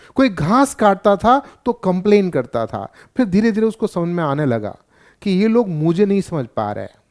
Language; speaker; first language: Hindi; non-native, local second language; Gujarati